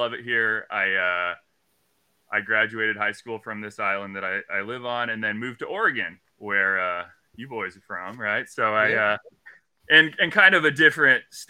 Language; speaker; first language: English; native; English